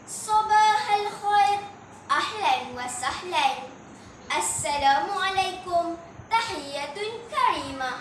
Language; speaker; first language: Arabic; non-native, learner; Malay